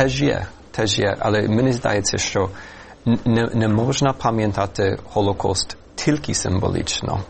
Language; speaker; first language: Ukrainian; non-native, fluent; English